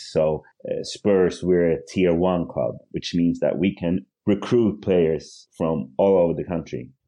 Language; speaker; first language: English; early bilingual, other home language; Swedish